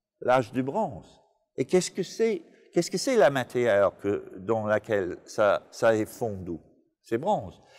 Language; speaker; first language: French; non-native, fluent; English